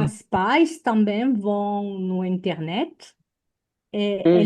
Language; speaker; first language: Portuguese; non-native, fluent; French